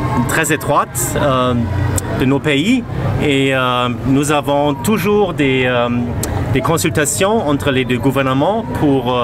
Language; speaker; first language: French; non-native, fluent; German